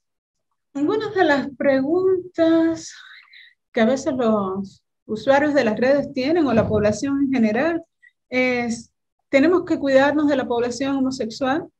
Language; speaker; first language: Spanish; native; Spanish